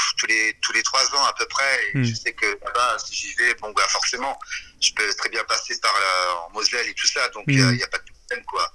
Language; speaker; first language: French; native; French